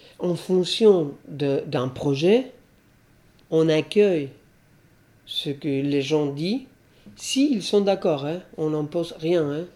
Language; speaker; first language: French; non-native, fluent; Spanish